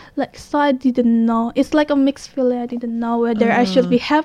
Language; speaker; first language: English; non-native, learner; Indonesian